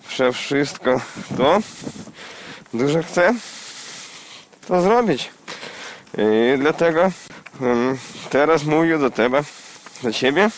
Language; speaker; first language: Polish; non-native, learner; Ukrainian